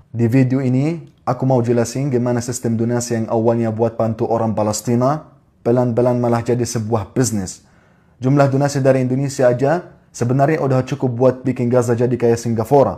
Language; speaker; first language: Indonesian; non-native, fluent; Arabic